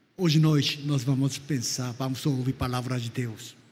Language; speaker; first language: Portuguese; non-native, fluent; Korean